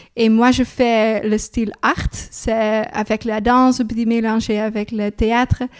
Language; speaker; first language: French; non-native, learner; Dutch